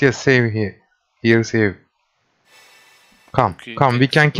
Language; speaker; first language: English; non-native, learner; Turkish